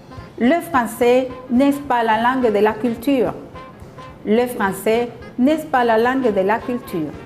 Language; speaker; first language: French; non-native, fluent; Spanish